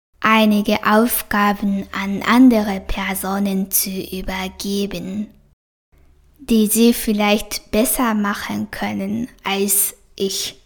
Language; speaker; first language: German; non-native, fluent; Japanese